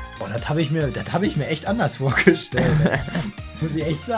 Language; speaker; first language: German; native; German